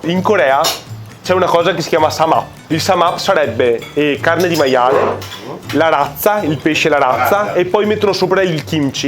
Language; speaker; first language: Italian; native; Italian